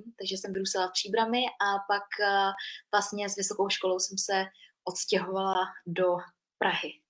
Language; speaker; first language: Czech; early bilingual, other home language; Vietnamese